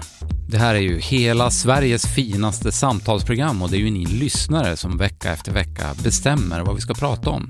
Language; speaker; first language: Swedish; native; Swedish